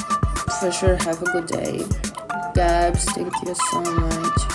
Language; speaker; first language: English; non-native, learner; Russian